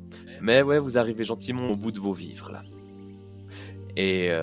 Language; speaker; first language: French; native; French